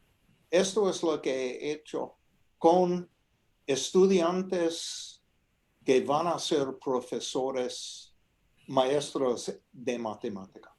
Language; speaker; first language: Spanish; non-native, fluent; English